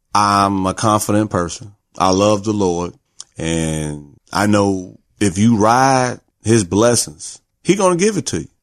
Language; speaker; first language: English; native; English